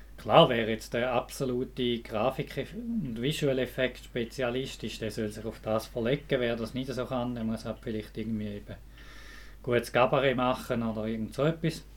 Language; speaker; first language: German; native; German